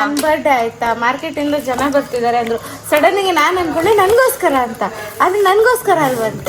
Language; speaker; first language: Kannada; native; Kannada